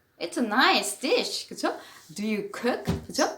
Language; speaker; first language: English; non-native, fluent; Korean